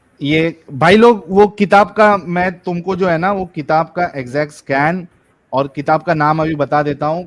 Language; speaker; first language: Hindi; native; Hindi